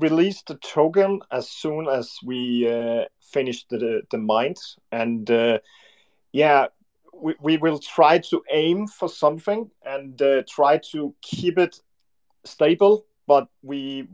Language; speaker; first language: English; non-native, fluent; Danish